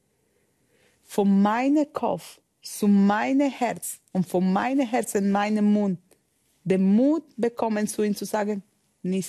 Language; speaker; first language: German; non-native, learner; Spanish